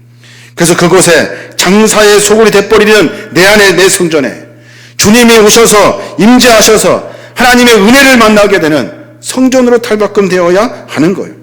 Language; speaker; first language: Korean; native; Korean